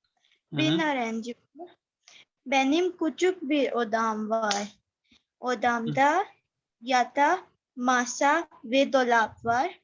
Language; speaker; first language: Turkish; non-native, learner; Urdu